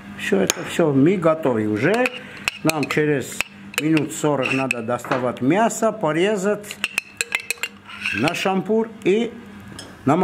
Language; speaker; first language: Russian; non-native, fluent; Armenian